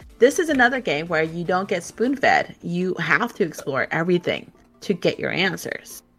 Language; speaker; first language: English; native; English